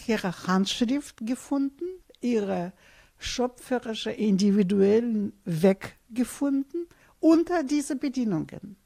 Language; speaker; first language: German; non-native, fluent; Russian